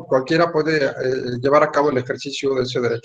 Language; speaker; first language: Spanish; native; Spanish